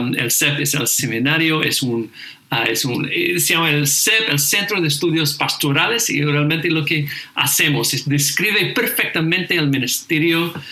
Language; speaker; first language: Spanish; non-native, fluent; English